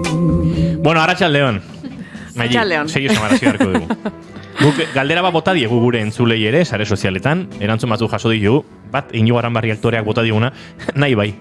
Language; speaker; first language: Basque; native; Basque